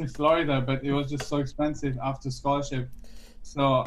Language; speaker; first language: English; non-native, fluent; German